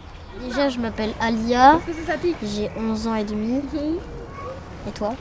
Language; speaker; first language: French; early bilingual, other home language; Arabic